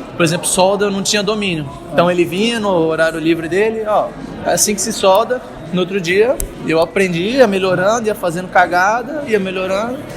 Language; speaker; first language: Portuguese; native; Portuguese